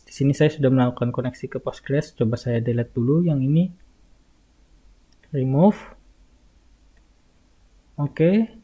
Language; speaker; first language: Indonesian; native; Indonesian